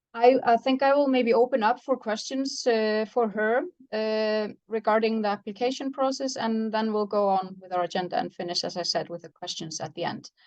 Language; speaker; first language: English; non-native, fluent; Icelandic